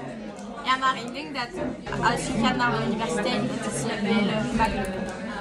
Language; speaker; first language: Dutch; non-native, learner; Romanian